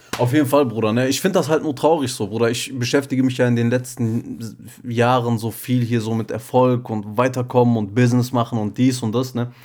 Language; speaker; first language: German; early bilingual, other home language; Turkish